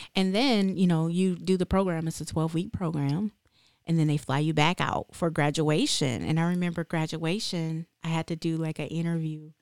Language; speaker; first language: English; native; English